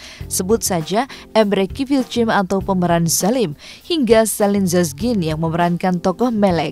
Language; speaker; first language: Indonesian; native; Indonesian